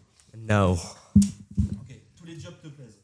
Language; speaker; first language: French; non-native, local second language; English